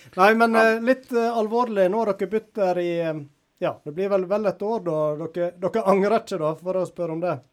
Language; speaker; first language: Norwegian; native; Norwegian